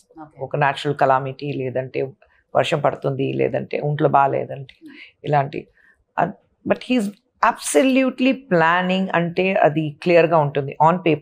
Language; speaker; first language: Telugu; non-native, fluent; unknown